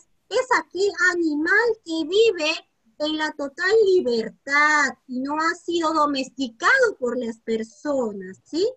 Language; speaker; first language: Spanish; native; Spanish